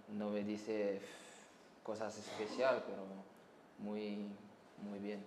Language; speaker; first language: Spanish; non-native, fluent; French